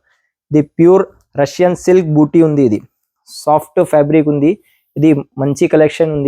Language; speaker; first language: Telugu; non-native, local second language; Urdu